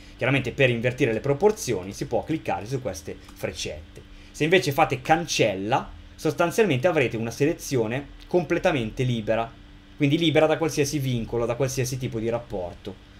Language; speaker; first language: Italian; native; Italian